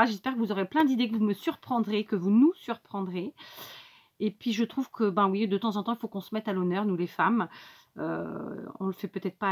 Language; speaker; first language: French; native; French